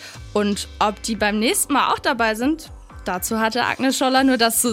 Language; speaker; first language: German; native; German